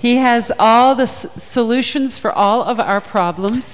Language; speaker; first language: English; native; English